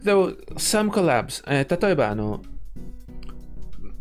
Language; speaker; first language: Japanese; non-native, fluent; English